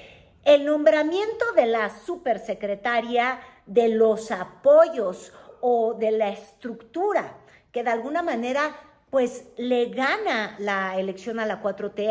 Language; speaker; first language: Spanish; native; Spanish